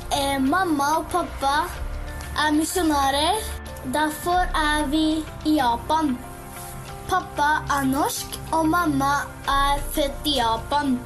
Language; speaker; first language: Norwegian; early bilingual, heritage; Japanese